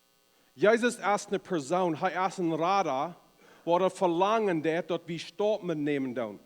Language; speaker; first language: German; non-native, learner; Plautdietsch